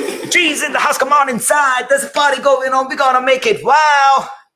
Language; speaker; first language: English; non-native, local second language; Hindi